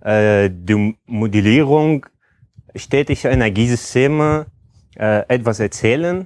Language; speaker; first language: German; non-native, fluent; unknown